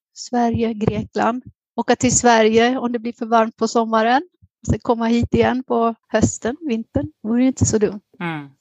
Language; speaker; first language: Swedish; native; Swedish